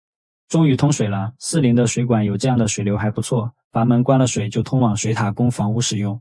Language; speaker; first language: Chinese; native; Chinese